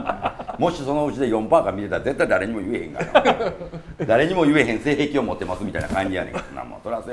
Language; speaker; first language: Japanese; native; Japanese